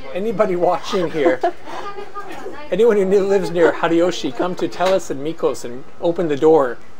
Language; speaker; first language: English; native; English